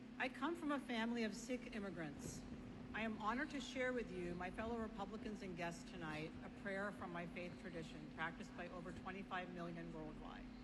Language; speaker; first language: English; early bilingual, other home language; Punjabi